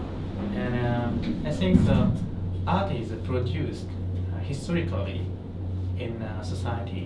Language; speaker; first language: English; non-native, learner; Japanese